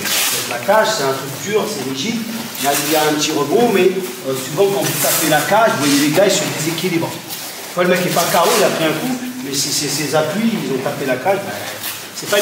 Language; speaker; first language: French; native; French